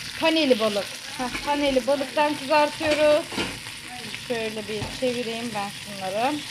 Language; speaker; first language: Turkish; early bilingual, heritage; Turkish